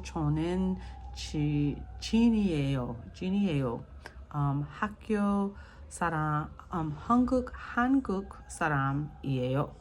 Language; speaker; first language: Korean; non-native, learner; English